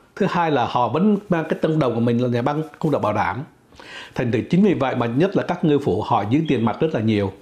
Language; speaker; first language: Vietnamese; native; Vietnamese